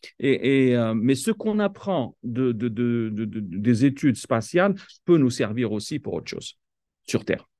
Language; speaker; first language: French; non-native, local second language; Kabyle